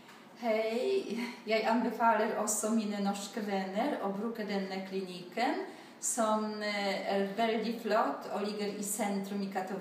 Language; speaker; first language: Norwegian; non-native, learner; Polish